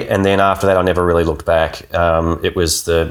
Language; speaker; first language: English; native; English